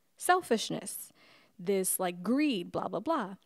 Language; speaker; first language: English; native; English